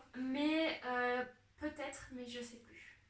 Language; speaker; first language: French; native; French